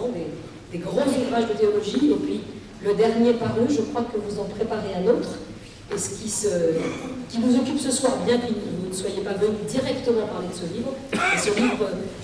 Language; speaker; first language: French; native; French